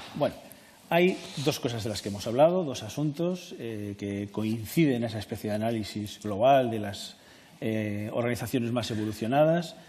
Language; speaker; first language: Spanish; native; Spanish